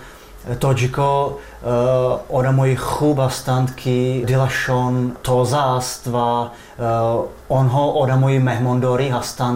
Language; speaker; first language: Persian; non-native, fluent; Czech